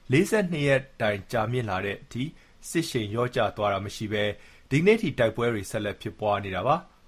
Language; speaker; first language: Burmese; native; Burmese